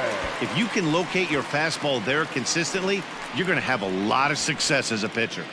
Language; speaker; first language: English; native; English